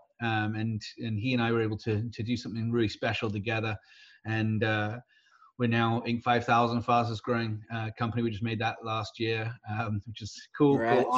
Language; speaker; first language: English; native; English